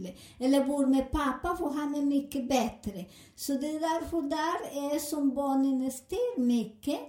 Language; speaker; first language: Swedish; non-native, learner; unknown